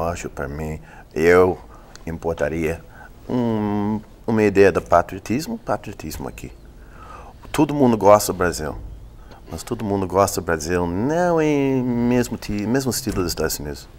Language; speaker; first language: Portuguese; non-native, fluent; English